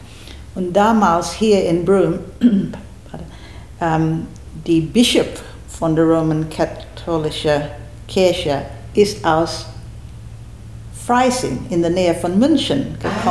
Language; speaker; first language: German; non-native, learner; English